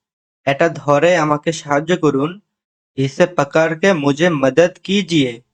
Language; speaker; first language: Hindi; non-native, learner; Bangla